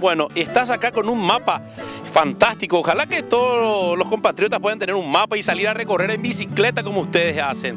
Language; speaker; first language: Spanish; native; Spanish